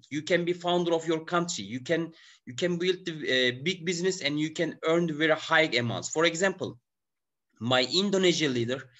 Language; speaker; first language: English; non-native, learner; Turkish